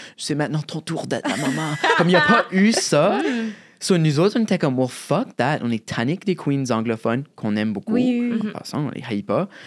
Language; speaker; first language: French; native; French